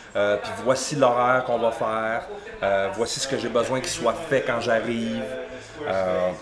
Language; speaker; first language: French; native; French